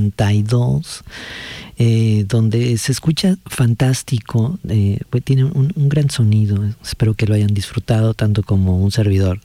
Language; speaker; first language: Spanish; native; Spanish